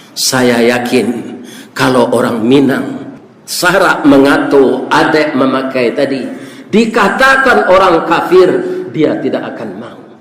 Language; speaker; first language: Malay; non-native, local second language; Minangkabau